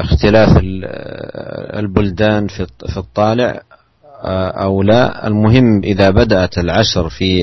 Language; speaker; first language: Arabic; native; Arabic